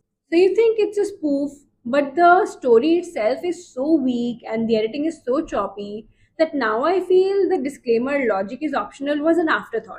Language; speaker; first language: English; non-native, local second language; Hindi